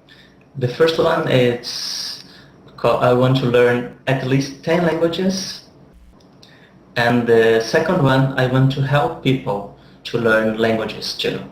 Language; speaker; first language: English; non-native, fluent; Portuguese